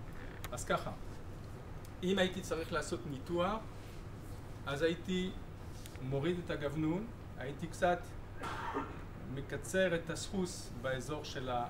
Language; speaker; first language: Hebrew; non-native, fluent; French